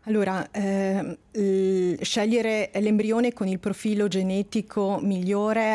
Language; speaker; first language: Italian; native; Italian